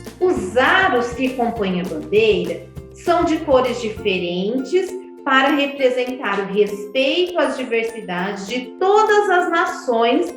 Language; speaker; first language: Portuguese; native; Portuguese